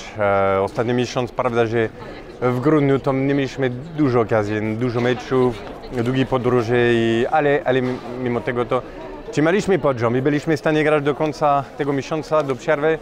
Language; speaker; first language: Polish; non-native, fluent; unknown